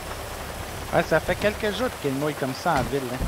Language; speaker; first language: French; native; French